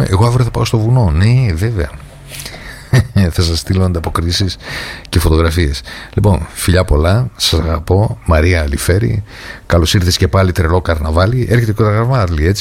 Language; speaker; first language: Greek; native; Greek